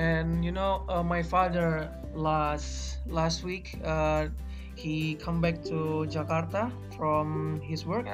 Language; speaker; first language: English; non-native, learner; Indonesian